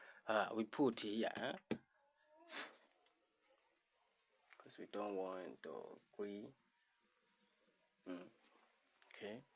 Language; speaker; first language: English; non-native, learner; Rundi